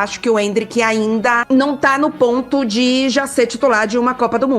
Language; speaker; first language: Portuguese; native; Portuguese